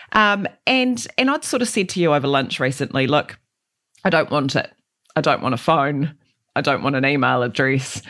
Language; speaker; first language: English; native; English